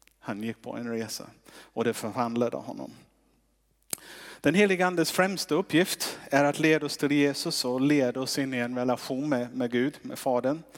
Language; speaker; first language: Swedish; non-native, fluent; English